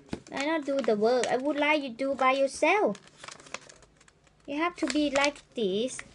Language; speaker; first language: English; non-native, learner; Thai